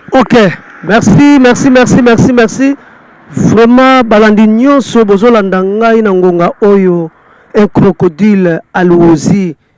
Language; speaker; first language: Lingala; non-native, local second language; Kongo